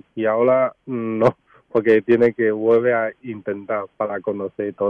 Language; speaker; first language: Spanish; non-native, learner; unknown